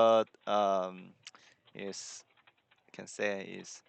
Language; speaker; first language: English; non-native, learner; Korean